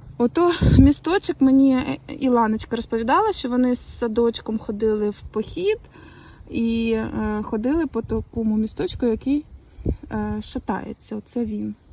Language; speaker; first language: Ukrainian; native; Ukrainian